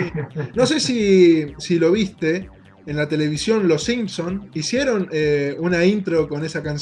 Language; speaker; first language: Spanish; native; Spanish